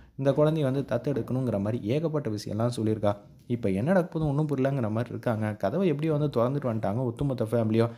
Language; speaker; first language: Tamil; native; Tamil